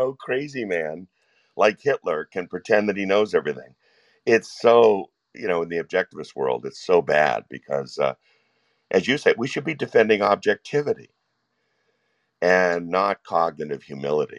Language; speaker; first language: English; native; English